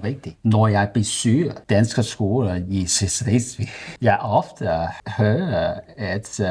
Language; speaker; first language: Danish; non-native, learner; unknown